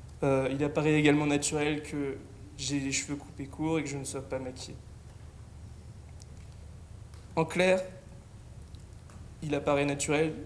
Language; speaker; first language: French; native; French